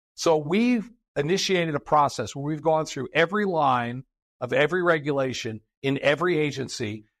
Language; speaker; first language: English; native; English